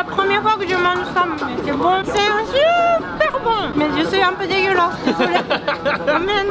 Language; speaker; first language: French; non-native, learner; Japanese